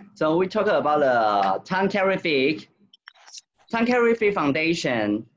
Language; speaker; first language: English; non-native, learner; Chinese